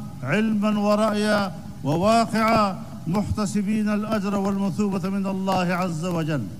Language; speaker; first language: Arabic; non-native, fluent; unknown